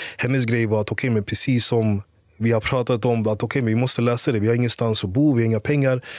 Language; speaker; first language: Swedish; early bilingual, other home language; English